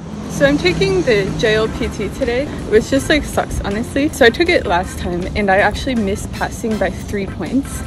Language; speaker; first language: English; native; English